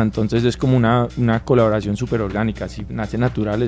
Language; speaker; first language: Spanish; native; Spanish